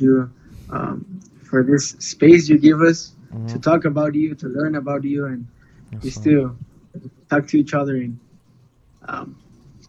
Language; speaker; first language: English; non-native, fluent; Spanish